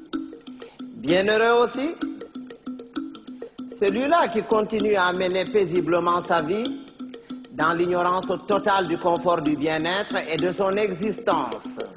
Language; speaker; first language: French; non-native, local second language; Fula